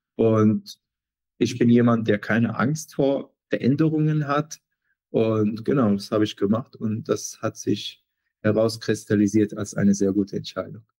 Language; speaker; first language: German; non-native, fluent; Arabic